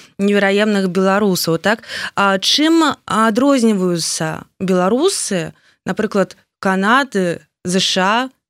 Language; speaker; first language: Belarusian; native; Belarusian